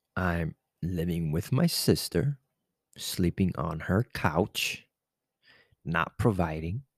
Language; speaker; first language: English; native; English